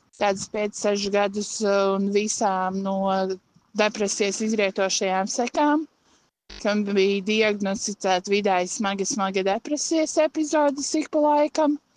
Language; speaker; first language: Latvian; native; Latvian